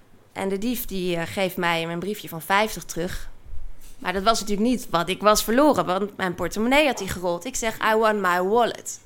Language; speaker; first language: Dutch; native; Dutch